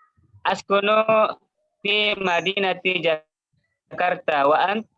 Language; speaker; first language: Arabic; non-native, learner; Indonesian